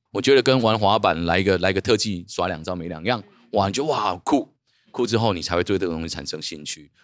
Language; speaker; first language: Chinese; native; Chinese